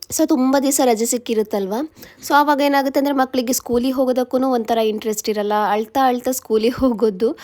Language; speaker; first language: Kannada; non-native, local second language; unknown